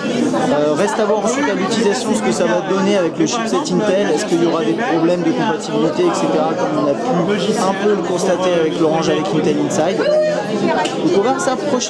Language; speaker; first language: French; native; French